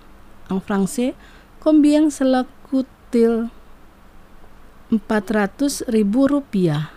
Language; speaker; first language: French; non-native, fluent; Indonesian